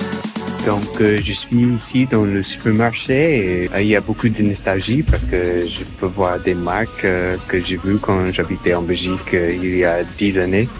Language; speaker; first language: French; non-native, fluent; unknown